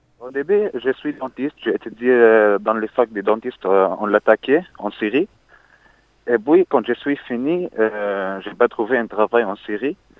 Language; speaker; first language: French; non-native, learner; Arabic